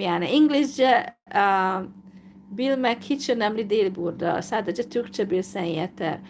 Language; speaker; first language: Turkish; non-native, fluent; Hungarian